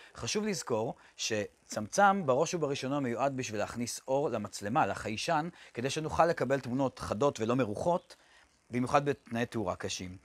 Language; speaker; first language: Hebrew; native; Hebrew